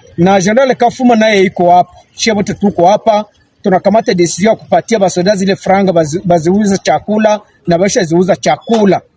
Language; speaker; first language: Swahili; native; Swahili